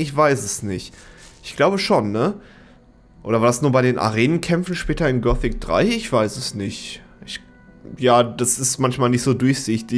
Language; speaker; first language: German; native; German